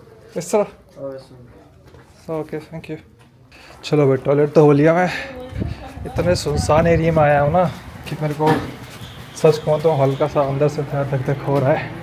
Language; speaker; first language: Hindi; native; Hindi